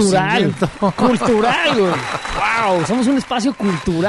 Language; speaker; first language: Spanish; native; Spanish